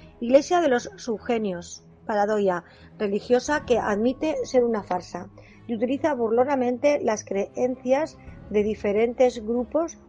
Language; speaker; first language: Spanish; native; Spanish